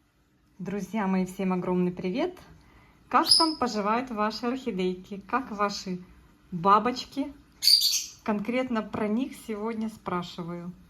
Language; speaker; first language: Russian; native; Russian